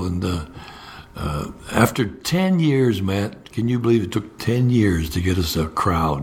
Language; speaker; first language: English; native; English